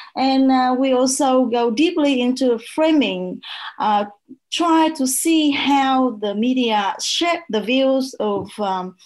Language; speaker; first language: English; non-native, fluent; Vietnamese